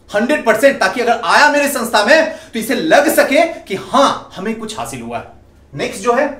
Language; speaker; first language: Hindi; native; Hindi